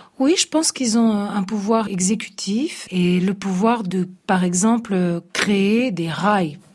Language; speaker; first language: French; early bilingual, other home language; Italian